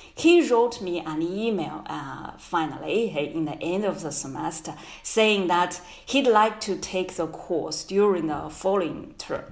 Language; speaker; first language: English; non-native, fluent; Chinese